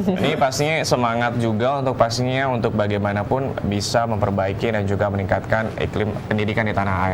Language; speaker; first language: Indonesian; native; Indonesian